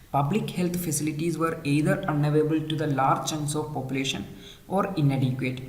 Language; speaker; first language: English; non-native, local second language; Malayalam